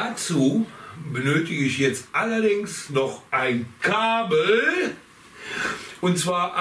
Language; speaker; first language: German; native; German